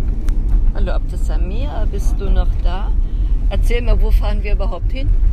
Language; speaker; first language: German; native; German